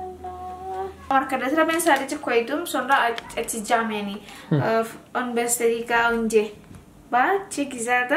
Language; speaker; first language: Turkish; non-native, learner; Indonesian